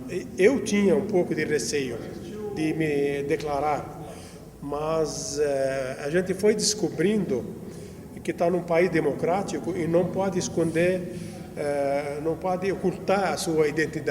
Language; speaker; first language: Portuguese; non-native, fluent; Arabic